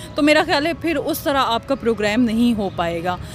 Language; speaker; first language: Urdu; native; Urdu